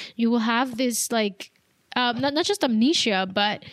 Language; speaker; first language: English; early bilingual, other home language; Spanish